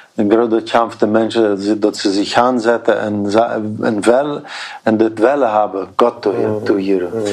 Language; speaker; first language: German; early bilingual, heritage; Plautdietsch